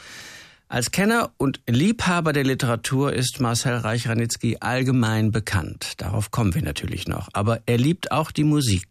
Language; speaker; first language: German; native; German